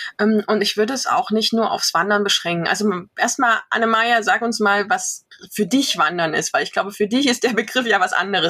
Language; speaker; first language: German; native; German